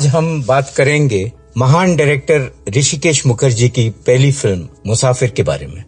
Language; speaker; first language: Hindi; native; Hindi